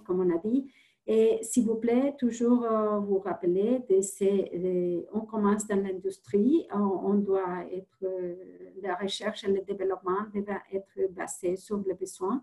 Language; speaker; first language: French; non-native, fluent; Spanish